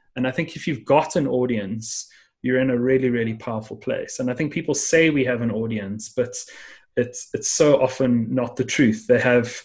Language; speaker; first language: English; native; English